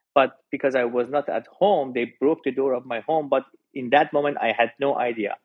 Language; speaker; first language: English; non-native, fluent; Persian